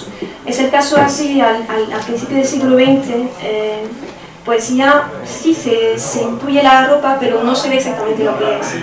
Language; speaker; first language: Spanish; non-native, fluent; French